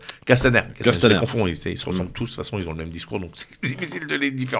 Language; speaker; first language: French; native; French